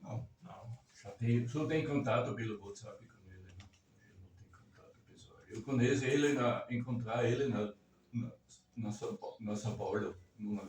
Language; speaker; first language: Portuguese; non-native, learner; German